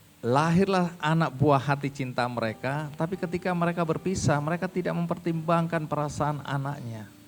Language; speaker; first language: Indonesian; native; Indonesian